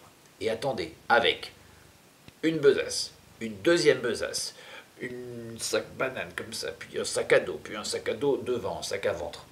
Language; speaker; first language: French; native; French